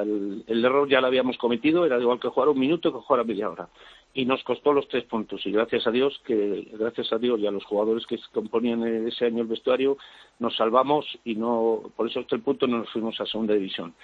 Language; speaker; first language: Spanish; native; Spanish